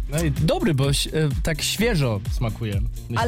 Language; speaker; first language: Polish; early bilingual, heritage; German